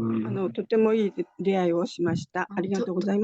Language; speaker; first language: Japanese; native; Japanese